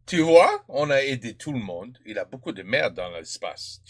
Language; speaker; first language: French; non-native, learner; English